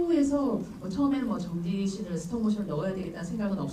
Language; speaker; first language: Korean; native; Korean